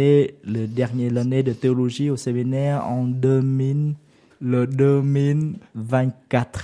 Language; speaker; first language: French; non-native, learner; Vietnamese